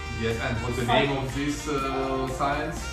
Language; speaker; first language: English; non-native, learner; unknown